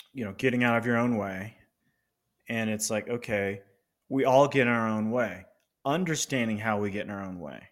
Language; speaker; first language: English; native; English